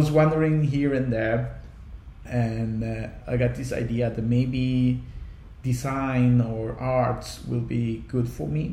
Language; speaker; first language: English; non-native, fluent; Spanish